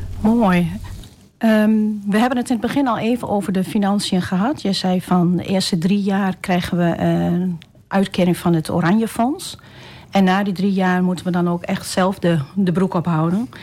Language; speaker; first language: Dutch; native; Dutch